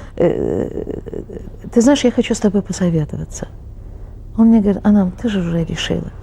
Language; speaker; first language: Russian; non-native, local second language; Azerbaijani